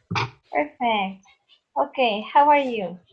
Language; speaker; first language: English; non-native, fluent; Spanish